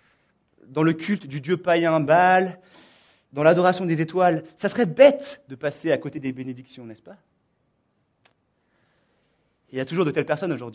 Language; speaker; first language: French; native; French